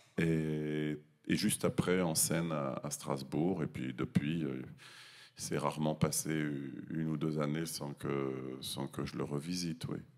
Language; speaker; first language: French; native; French